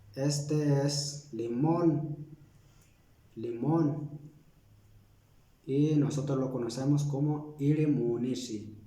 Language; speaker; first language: Spanish; non-native, local second language; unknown